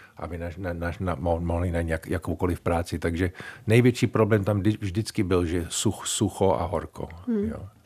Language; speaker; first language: Czech; early bilingual, heritage; Czech